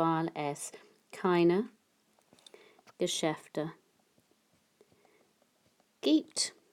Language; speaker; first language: German; non-native, fluent; English